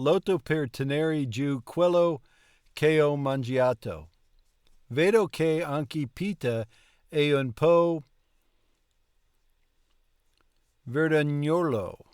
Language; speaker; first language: Italian; non-native, learner; English